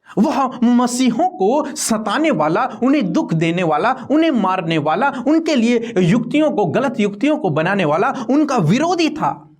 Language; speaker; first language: Hindi; native; Hindi